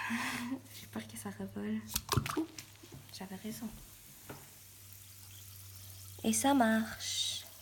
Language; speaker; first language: French; non-native, local second language; English